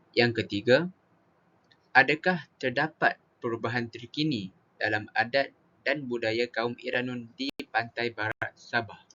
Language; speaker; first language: Malay; native; Malay